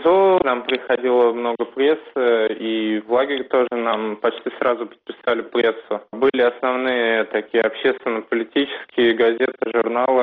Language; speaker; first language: Russian; native; Russian